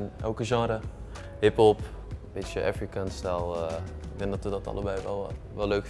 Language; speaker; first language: Dutch; native; Dutch